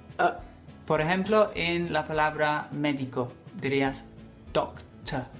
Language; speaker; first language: Spanish; non-native, fluent; English